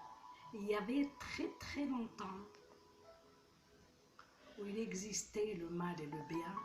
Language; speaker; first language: French; non-native, local second language; Arabic